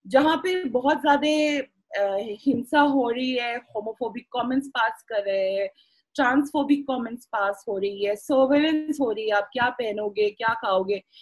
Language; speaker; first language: Hindi; non-native, local second language; Assamese